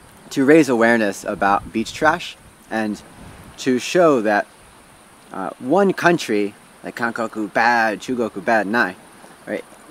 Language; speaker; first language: English; native; English